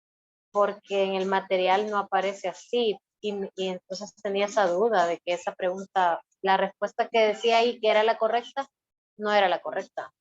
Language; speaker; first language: Spanish; native; Spanish